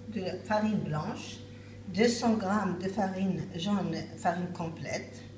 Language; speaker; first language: French; non-native, local second language; Arabic